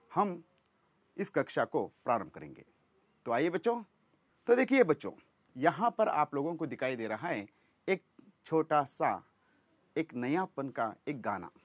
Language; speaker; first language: Hindi; non-native, local second language; Kannada